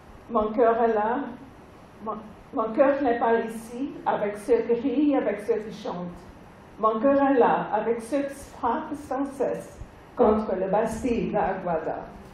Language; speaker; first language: French; non-native, fluent; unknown